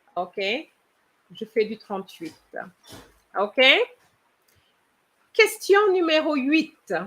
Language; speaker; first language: French; non-native, fluent; English